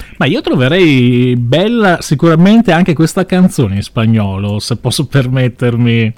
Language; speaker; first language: Italian; native; Italian